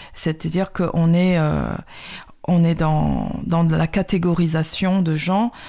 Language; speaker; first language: French; early bilingual, other home language; Khmer